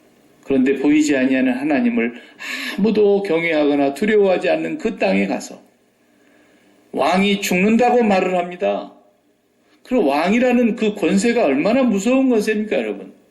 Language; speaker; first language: Korean; native; Korean